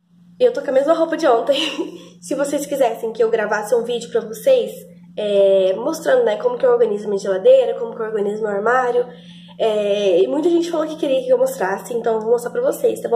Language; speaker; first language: Portuguese; native; Portuguese